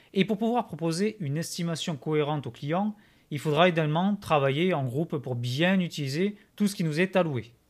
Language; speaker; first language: French; native; French